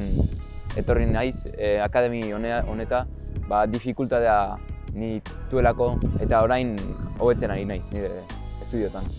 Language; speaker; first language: Basque; non-native, local second language; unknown